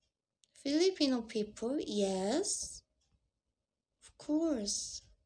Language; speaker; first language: English; non-native, learner; Korean